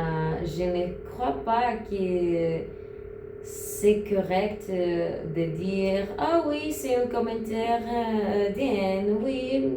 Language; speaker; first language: French; non-native, learner; Spanish